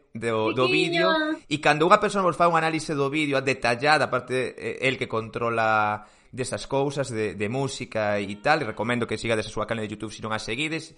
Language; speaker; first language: Galician; non-native, local second language; Spanish